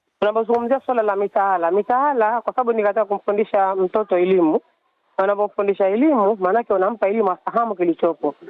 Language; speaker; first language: Swahili; native; Swahili